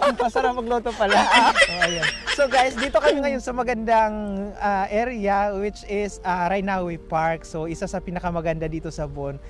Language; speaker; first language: Filipino; native; Filipino